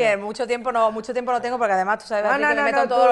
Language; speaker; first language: Spanish; native; Spanish